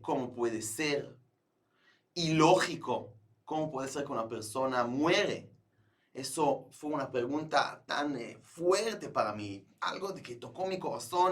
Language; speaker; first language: Spanish; non-native, fluent; Hebrew